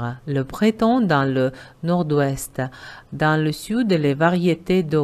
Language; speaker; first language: French; non-native, fluent; Uzbek